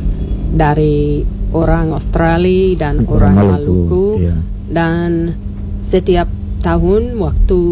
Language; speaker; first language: Indonesian; non-native, learner; English